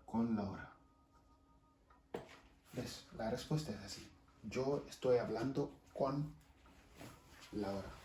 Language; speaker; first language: Spanish; non-native, fluent; Wolof